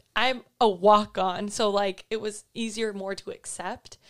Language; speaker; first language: English; native; English